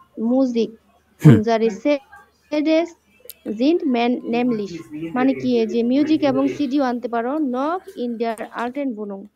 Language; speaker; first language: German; non-native, learner; Bangla